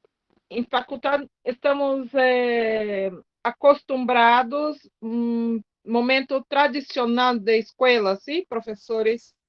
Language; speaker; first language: Spanish; non-native, learner; Portuguese